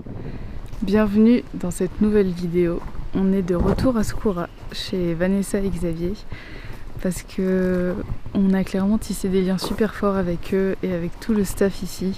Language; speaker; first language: French; native; French